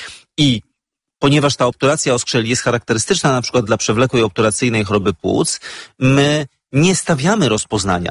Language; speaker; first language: Polish; native; Polish